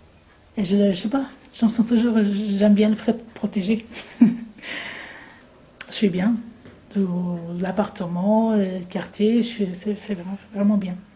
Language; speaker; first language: French; non-native, local second language; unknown